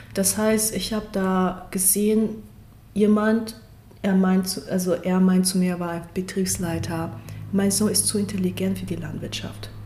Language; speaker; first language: German; non-native, fluent; Chinese